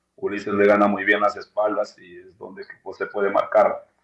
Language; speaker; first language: Spanish; native; Spanish